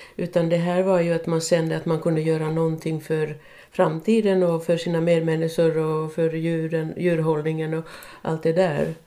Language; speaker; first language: Swedish; non-native, local second language; Finnish